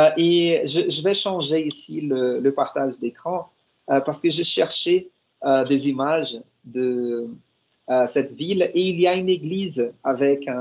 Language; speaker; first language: French; non-native, fluent; Portuguese